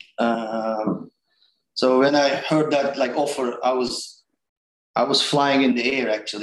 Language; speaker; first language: English; non-native, fluent; Turkish